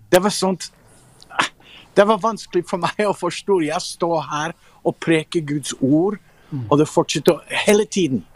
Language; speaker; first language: Norwegian; non-native, fluent; English